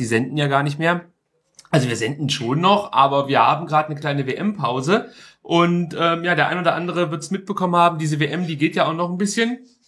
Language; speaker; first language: German; native; German